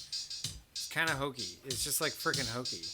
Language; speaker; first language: English; native; English